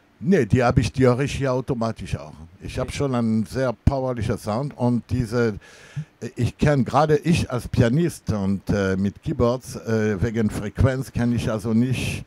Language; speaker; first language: German; non-native, fluent; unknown